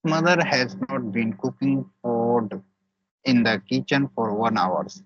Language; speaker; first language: English; non-native, learner; Hindi